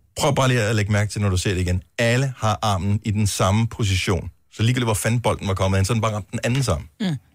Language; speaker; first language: Danish; native; Danish